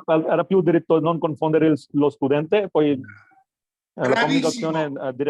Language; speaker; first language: Italian; non-native, learner; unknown